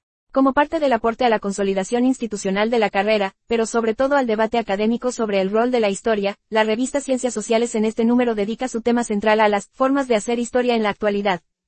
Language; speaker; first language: Spanish; native; Spanish